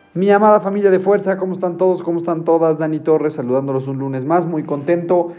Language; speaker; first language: Spanish; native; Spanish